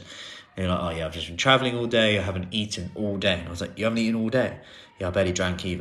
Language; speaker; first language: English; native; English